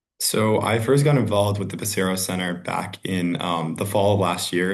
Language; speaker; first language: English; native; English